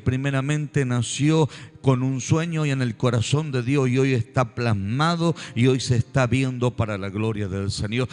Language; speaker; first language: Spanish; native; Spanish